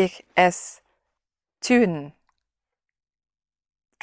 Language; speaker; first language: German; non-native, learner; English